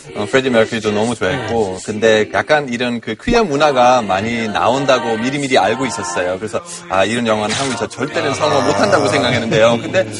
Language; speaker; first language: Korean; non-native, fluent; German